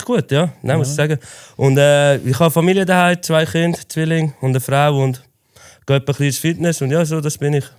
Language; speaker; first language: German; native; German